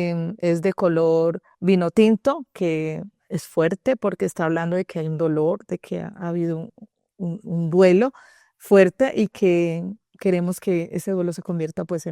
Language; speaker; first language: Spanish; native; Spanish